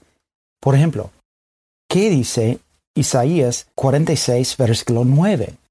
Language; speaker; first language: Spanish; non-native, fluent; English